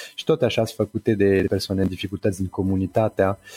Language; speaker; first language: Romanian; non-native, fluent; French